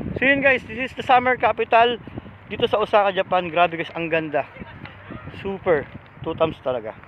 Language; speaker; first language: Filipino; non-native, local second language; Cebuano